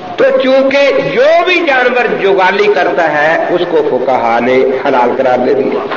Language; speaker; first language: Urdu; non-native, local second language; Punjabi